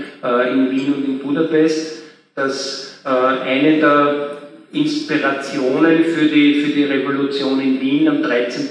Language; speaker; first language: German; native; German